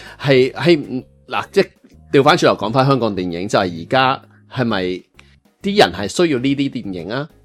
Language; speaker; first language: Cantonese; native; Cantonese